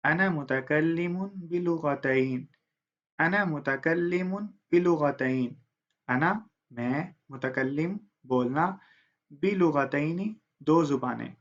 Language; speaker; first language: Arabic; non-native, fluent; Urdu